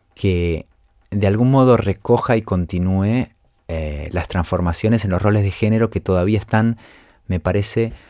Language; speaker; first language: Spanish; native; Spanish